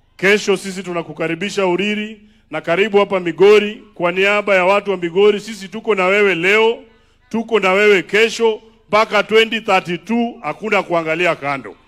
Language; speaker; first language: Swahili; non-native, local second language; Luo (Kenya and Tanzania)